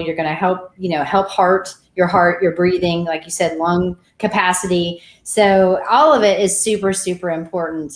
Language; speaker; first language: English; native; English